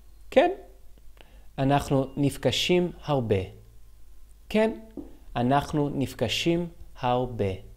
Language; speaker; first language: Hebrew; non-native, fluent; English